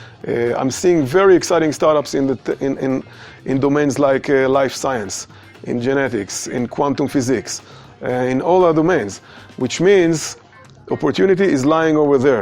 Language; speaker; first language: English; non-native, fluent; Hebrew